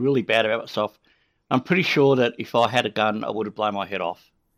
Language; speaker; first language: English; native; English